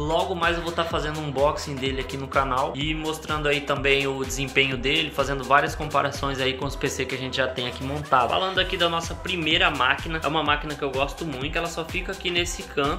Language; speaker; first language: Portuguese; native; Portuguese